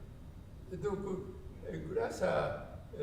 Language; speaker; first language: French; non-native, learner; Japanese